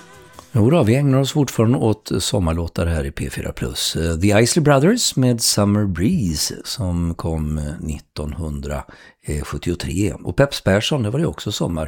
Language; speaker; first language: Swedish; native; Swedish